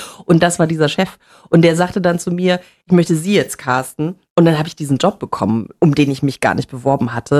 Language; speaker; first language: German; native; German